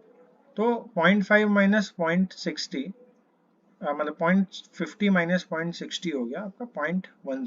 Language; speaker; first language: Hindi; native; Hindi